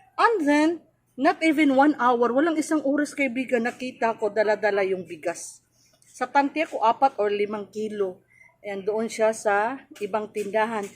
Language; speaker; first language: Filipino; native; Filipino